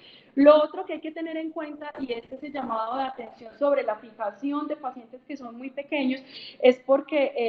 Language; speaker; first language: Spanish; native; Spanish